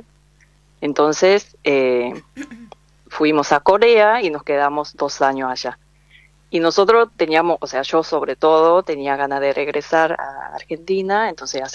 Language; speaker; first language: Spanish; non-native, fluent; Korean